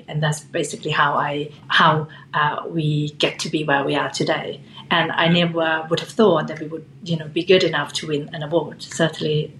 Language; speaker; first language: English; non-native, fluent; Thai